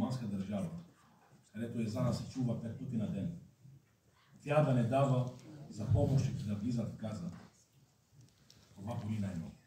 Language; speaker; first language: Bulgarian; non-native, fluent; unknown